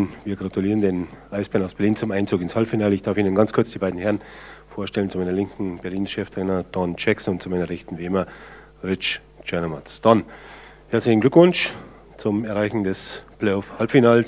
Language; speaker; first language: German; native; German